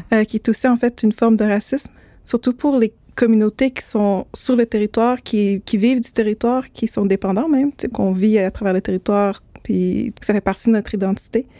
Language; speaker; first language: French; native; French